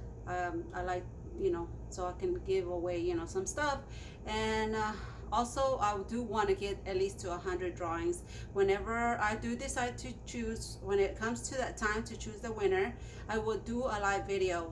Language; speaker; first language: English; non-native, fluent; Spanish